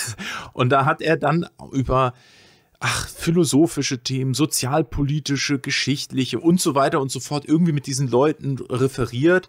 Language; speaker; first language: German; native; German